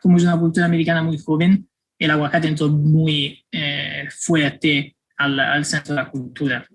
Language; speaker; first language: Spanish; non-native, fluent; Italian